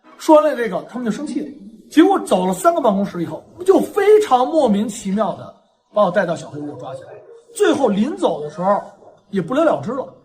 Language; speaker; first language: Chinese; native; Chinese